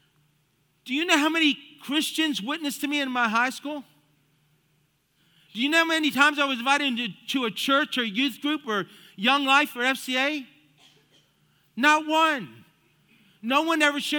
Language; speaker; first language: English; native; English